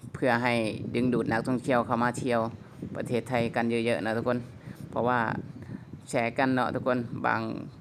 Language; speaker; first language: Thai; native; Thai